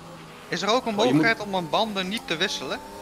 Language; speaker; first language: Dutch; native; Dutch